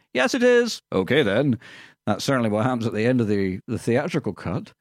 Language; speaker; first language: English; native; English